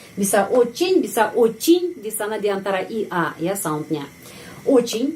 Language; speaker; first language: Indonesian; non-native, fluent; Russian